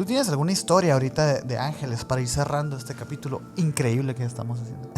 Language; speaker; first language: Spanish; native; Spanish